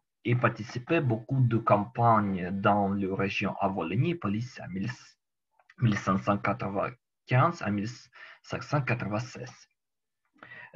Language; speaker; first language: French; non-native, learner; Ukrainian